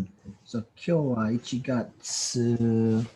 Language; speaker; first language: Japanese; non-native, learner; English